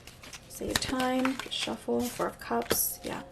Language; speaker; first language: English; native; English